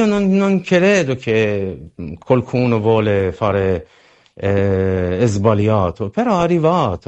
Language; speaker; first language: Italian; non-native, learner; Persian